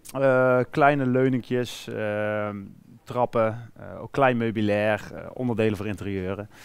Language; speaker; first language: Dutch; native; Dutch